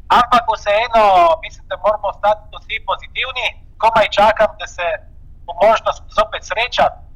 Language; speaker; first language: Slovenian; native; Slovenian